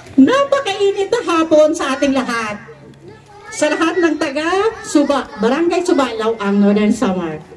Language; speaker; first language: Filipino; non-native, local second language; Waray